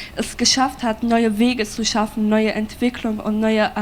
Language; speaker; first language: German; non-native, fluent; Persian